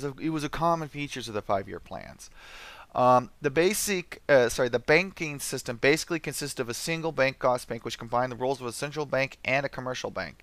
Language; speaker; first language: English; native; English